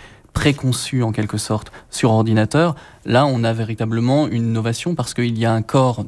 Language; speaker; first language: French; native; French